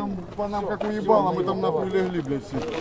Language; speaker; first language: Russian; native; Russian